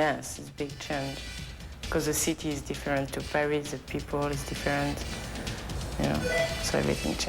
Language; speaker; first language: English; non-native, learner; French